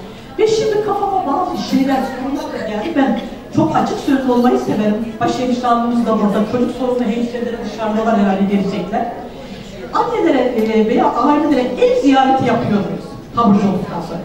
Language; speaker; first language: Turkish; native; Turkish